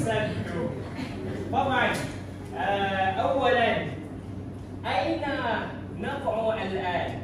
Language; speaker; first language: Arabic; non-native, learner; Malay